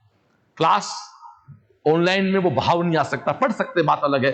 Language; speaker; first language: Hindi; native; Hindi